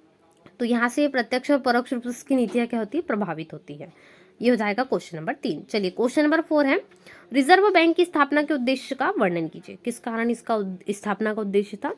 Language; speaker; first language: Hindi; native; Hindi